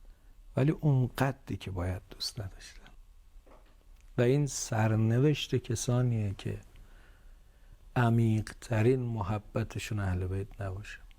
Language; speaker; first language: Persian; native; Persian